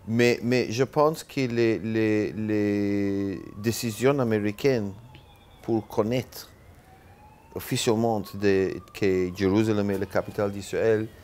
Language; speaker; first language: French; non-native, learner; Hebrew